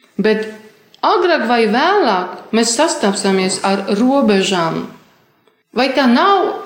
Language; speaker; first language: Latvian; non-native, fluent; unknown